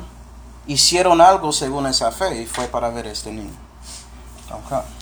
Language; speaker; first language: Spanish; non-native, fluent; English